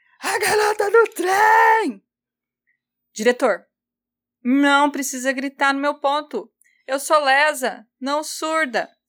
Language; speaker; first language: Portuguese; native; Portuguese